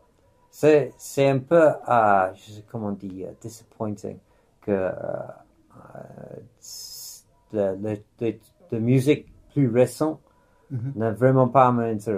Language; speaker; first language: French; non-native, fluent; English